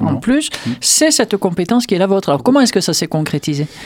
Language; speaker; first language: French; native; French